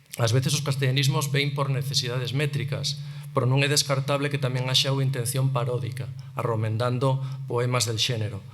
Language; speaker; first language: Galician; native; Galician